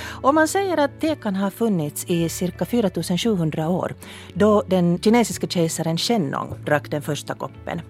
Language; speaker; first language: Swedish; native; Swedish